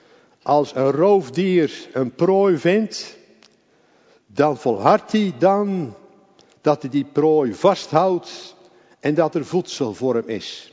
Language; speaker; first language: Dutch; native; Dutch